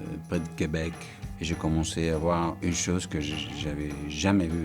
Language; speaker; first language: French; non-native, fluent; English